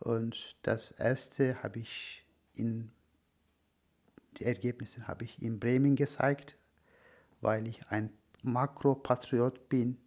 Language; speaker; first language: German; non-native, learner; Turkish